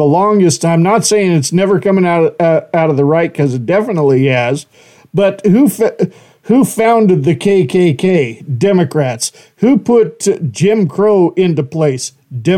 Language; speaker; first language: English; native; English